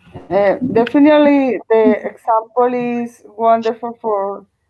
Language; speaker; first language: English; non-native, learner; Spanish